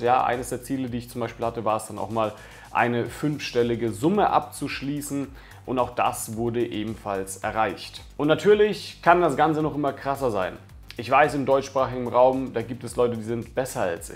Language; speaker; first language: German; native; German